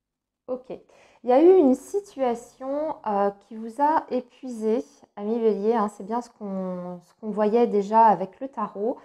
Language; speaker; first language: French; native; French